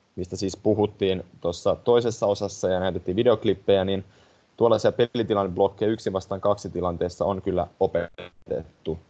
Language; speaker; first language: Finnish; native; Finnish